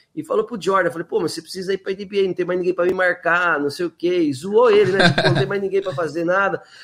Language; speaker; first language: Portuguese; native; Portuguese